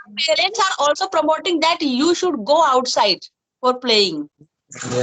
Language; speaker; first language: English; non-native, fluent; Hindi